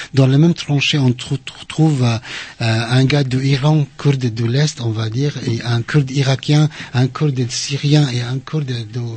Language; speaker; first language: French; non-native, fluent; Arabic